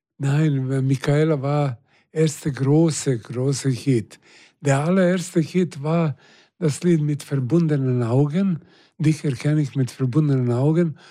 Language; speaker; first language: German; non-native, fluent; Serbian